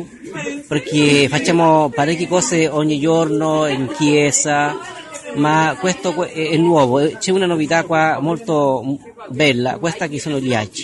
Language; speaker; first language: Italian; non-native, fluent; Spanish